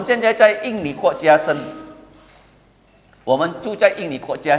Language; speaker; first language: Chinese; early bilingual, heritage; Chinese